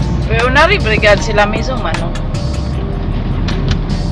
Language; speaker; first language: French; non-native, fluent; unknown